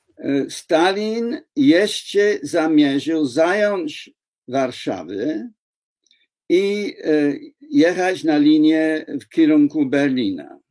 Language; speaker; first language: Polish; non-native, fluent; English